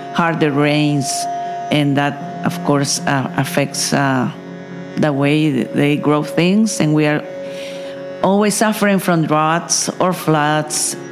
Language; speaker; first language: English; non-native, fluent; Spanish